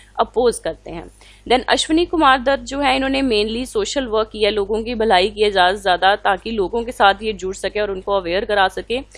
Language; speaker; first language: Hindi; non-native, local second language; Punjabi